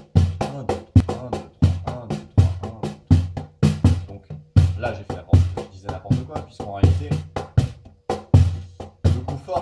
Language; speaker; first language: French; native; French